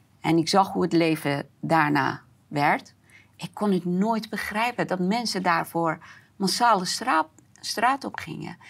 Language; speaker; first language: Dutch; non-native, fluent; Persian